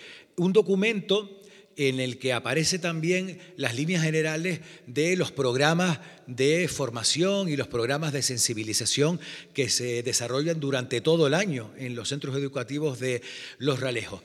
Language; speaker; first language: Spanish; native; Spanish